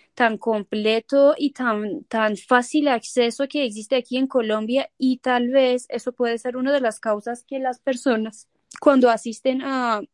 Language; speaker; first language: Spanish; non-native, fluent; Persian